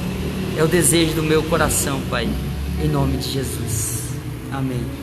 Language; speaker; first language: Portuguese; native; Portuguese